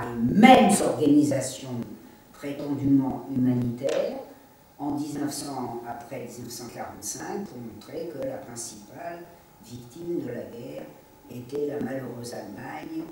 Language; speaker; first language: French; native; French